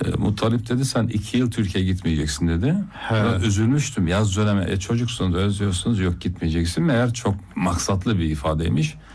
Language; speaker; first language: Turkish; native; Turkish